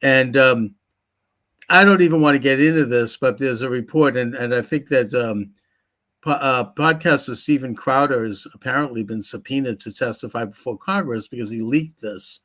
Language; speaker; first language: English; native; English